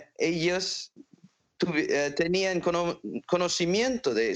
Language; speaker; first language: Spanish; non-native, fluent; English